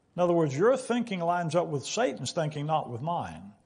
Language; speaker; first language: English; native; English